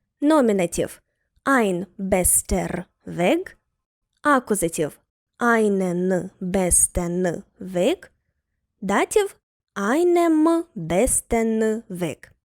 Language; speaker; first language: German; non-native, fluent; Ukrainian